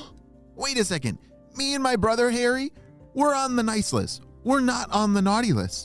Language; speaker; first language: English; native; English